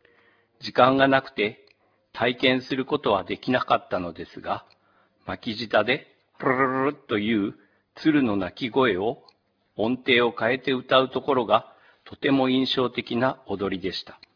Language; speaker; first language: Japanese; native; Japanese